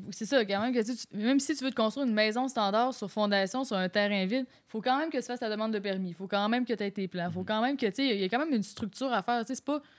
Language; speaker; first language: French; native; French